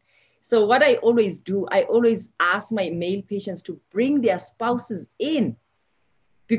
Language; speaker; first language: English; non-native, local second language; Xhosa